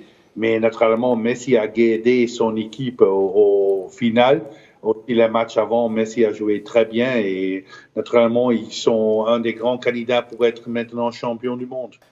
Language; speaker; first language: French; non-native, fluent; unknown